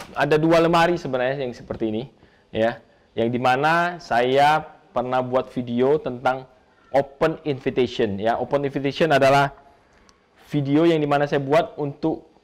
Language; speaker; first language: Indonesian; native; Indonesian